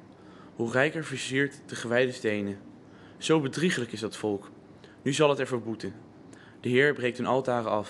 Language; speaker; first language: Dutch; native; Dutch